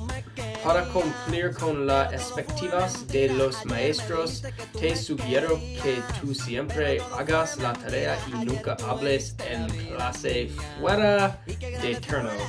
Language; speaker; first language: Spanish; non-native, learner; English